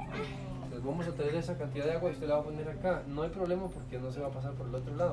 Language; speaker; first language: Spanish; native; Spanish